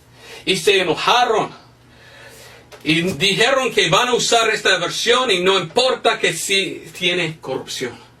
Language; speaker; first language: Spanish; non-native, fluent; English